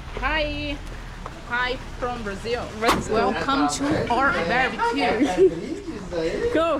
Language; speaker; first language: English; non-native, learner; Thai